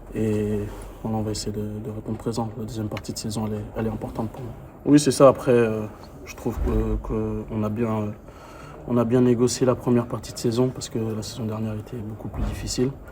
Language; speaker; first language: French; native; French